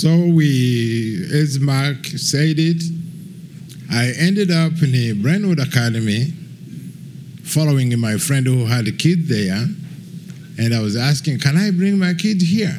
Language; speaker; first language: English; non-native, local second language; Kinyarwanda